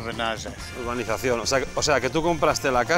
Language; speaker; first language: Spanish; native; Spanish